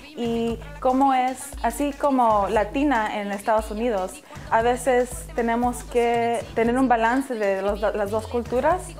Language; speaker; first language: Spanish; early bilingual, heritage; English